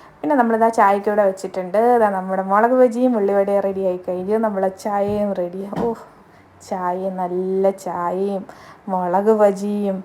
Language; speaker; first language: Malayalam; native; Malayalam